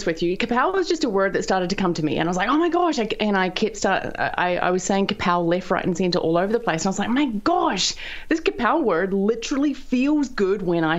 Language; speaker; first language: English; native; English